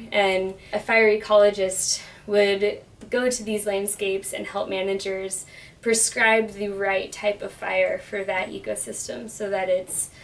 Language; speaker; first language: English; native; English